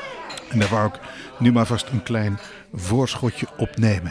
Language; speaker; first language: Dutch; native; Dutch